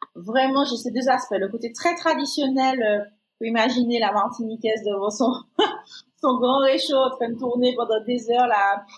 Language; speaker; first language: French; native; French